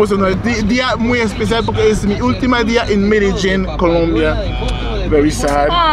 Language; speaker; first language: Spanish; non-native, learner; English